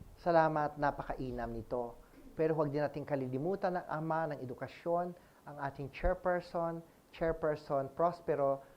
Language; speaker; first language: Filipino; native; Filipino